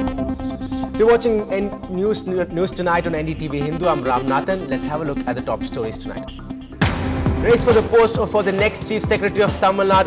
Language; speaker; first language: English; non-native, local second language; Tamil